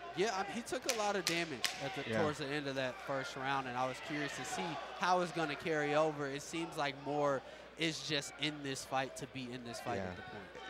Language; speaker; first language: English; native; English